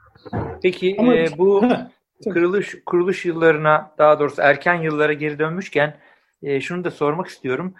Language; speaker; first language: Turkish; native; Turkish